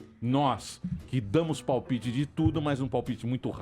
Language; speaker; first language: Portuguese; native; Portuguese